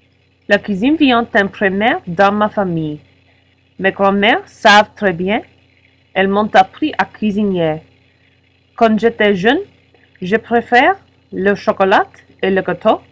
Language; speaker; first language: French; non-native, learner; English